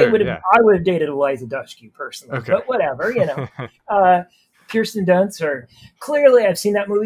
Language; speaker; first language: English; native; English